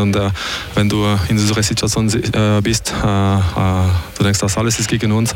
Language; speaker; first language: German; non-native, local second language; French